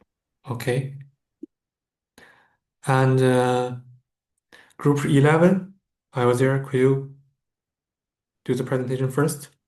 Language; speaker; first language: English; non-native, fluent; Chinese